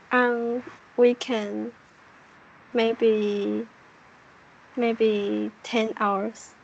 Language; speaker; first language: English; non-native, learner; Chinese